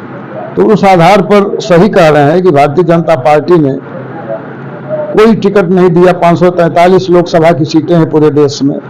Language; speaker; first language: Hindi; native; Hindi